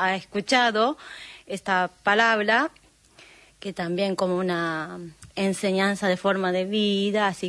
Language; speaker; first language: Spanish; non-native, fluent; Japanese